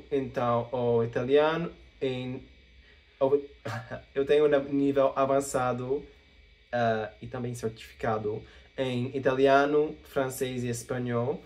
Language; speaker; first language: Portuguese; non-native, fluent; English